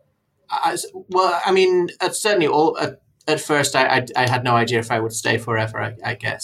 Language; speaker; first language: English; native; English